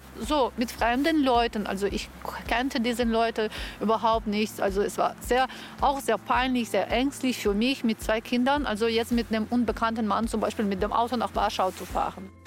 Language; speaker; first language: German; non-native, fluent; Ukrainian